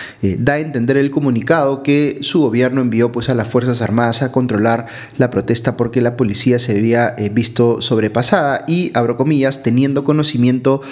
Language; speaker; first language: Spanish; native; Spanish